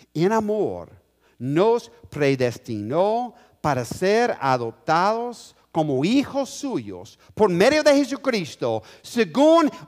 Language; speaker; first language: Spanish; non-native, fluent; English